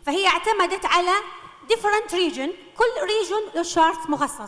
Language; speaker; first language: Arabic; native; Arabic